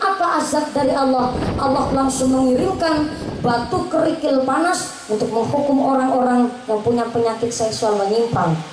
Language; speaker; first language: Indonesian; non-native, local second language; Javanese